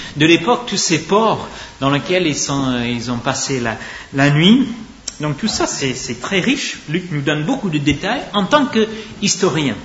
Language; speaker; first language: French; non-native, fluent; English